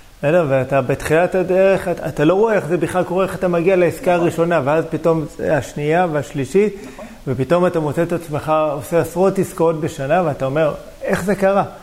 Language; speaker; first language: Hebrew; native; Hebrew